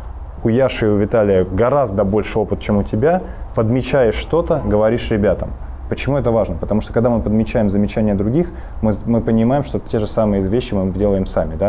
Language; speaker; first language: Russian; native; Russian